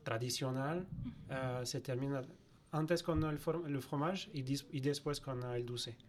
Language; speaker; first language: Spanish; non-native, fluent; French